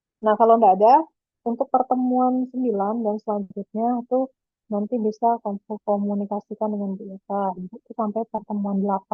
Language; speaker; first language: Indonesian; native; Indonesian